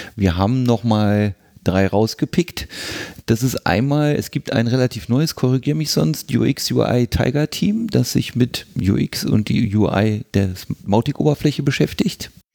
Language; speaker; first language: German; native; German